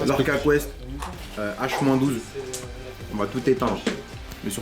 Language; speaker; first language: French; native; French